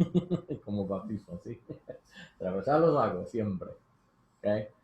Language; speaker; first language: Spanish; non-native, learner; English